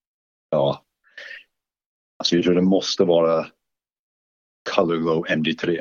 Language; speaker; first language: Swedish; non-native, fluent; English